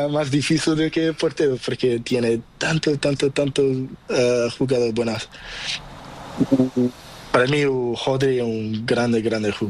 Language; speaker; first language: Spanish; non-native, learner; Portuguese